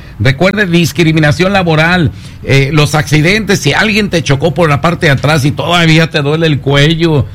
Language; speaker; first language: Spanish; native; Spanish